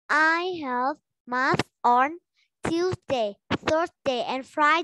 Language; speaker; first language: English; non-native, learner; Vietnamese